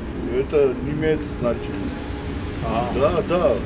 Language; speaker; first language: Russian; non-native, local second language; Armenian